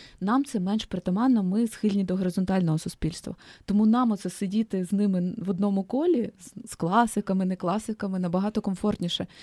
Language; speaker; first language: Ukrainian; native; Ukrainian